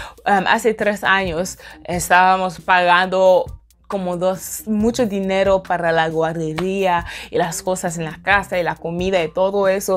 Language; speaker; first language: Spanish; non-native, fluent; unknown